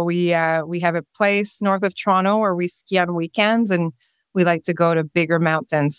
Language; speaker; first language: English; non-native, fluent; French